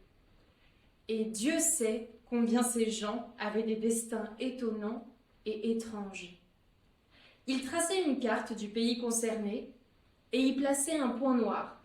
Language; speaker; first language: French; native; French